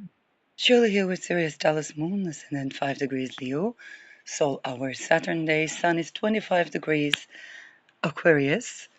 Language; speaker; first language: English; non-native, fluent; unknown